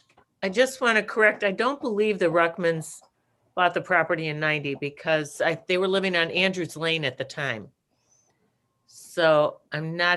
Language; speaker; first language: English; native; English